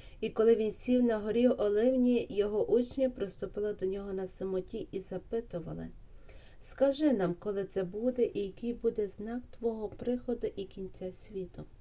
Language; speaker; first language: Ukrainian; native; Ukrainian